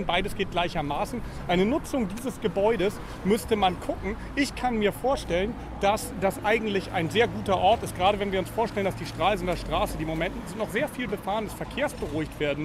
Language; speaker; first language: German; native; German